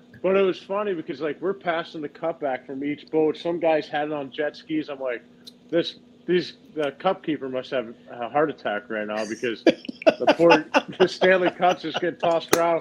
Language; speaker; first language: English; native; English